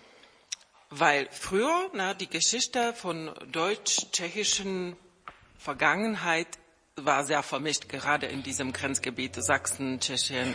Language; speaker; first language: German; non-native, fluent; Czech